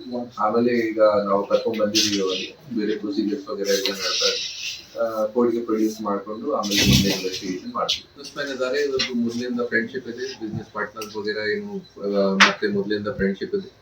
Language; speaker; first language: Kannada; non-native, fluent; Hindi